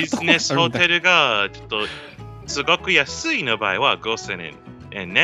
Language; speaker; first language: Japanese; non-native, learner; English